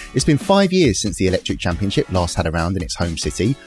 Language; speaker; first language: English; native; English